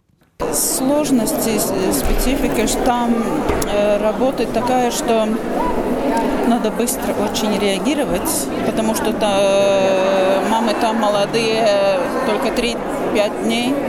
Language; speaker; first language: Russian; non-native, local second language; Latvian